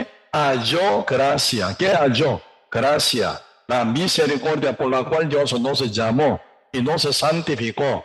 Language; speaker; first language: Spanish; non-native, learner; Korean